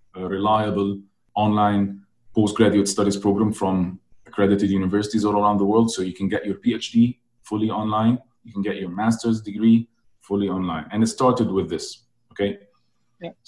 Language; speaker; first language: English; non-native, fluent; Arabic